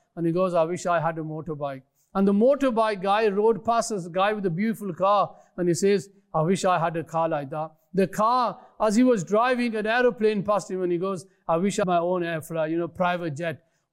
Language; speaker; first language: English; early bilingual, other home language; Urdu